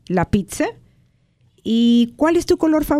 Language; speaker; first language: Spanish; native; Spanish